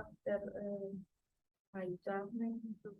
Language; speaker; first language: English; non-native, learner; Turkish